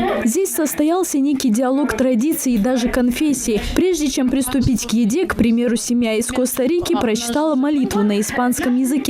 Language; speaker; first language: Russian; native; Russian